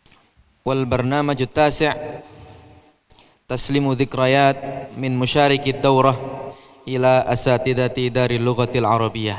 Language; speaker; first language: Arabic; non-native, fluent; Indonesian